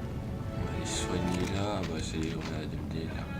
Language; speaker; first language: French; native; French